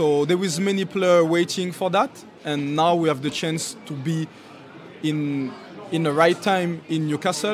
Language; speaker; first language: English; non-native, fluent; French